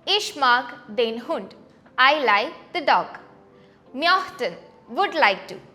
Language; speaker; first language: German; non-native, fluent; Malayalam